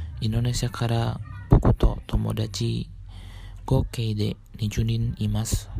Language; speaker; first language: Japanese; non-native, fluent; Indonesian